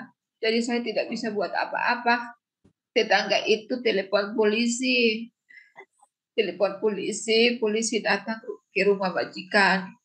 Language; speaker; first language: Indonesian; non-native, local second language; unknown